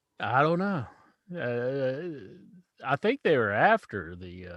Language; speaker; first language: English; native; English